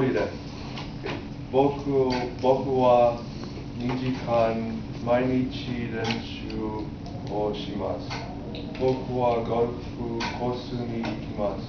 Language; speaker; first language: Japanese; non-native, learner; English